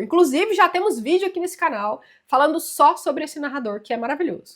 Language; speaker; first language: Portuguese; native; Portuguese